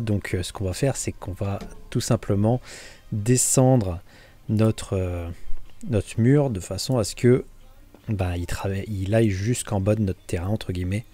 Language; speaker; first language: French; native; French